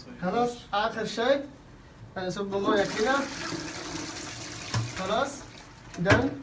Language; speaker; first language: Arabic; non-native, learner; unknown